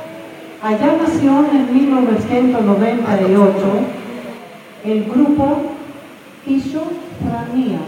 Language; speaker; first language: Spanish; non-native, fluent; Greek